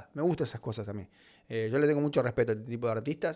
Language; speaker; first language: Spanish; native; Spanish